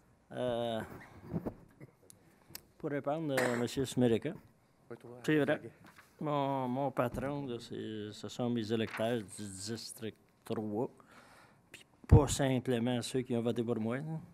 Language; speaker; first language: French; native; French